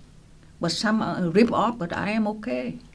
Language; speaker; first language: English; non-native, local second language; Vietnamese